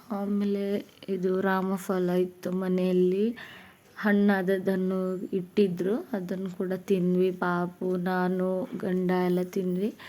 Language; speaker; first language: Kannada; non-native, local second language; Tulu